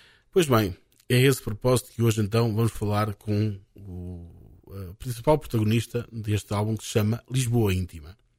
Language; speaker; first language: Portuguese; native; Portuguese